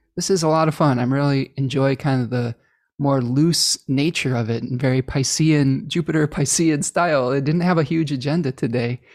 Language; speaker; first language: English; native; English